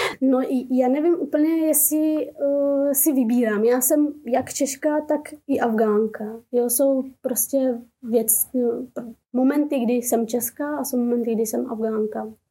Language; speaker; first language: Czech; early bilingual, other home language; Persian